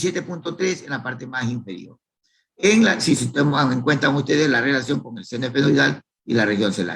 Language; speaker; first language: Spanish; native; Spanish